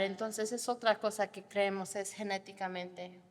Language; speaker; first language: Spanish; non-native, fluent; English